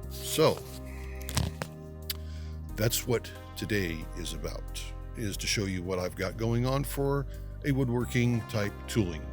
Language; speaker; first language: English; native; English